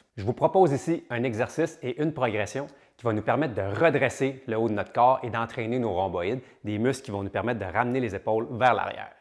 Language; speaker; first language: French; native; French